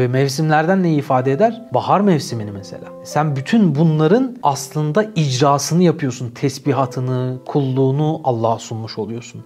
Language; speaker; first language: Turkish; native; Turkish